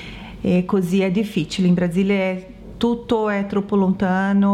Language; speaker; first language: Italian; non-native, learner; Portuguese